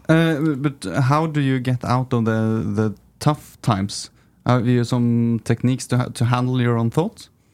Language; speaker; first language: English; non-native, fluent; Norwegian